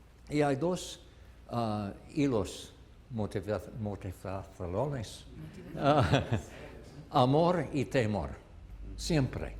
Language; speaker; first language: Spanish; non-native, learner; English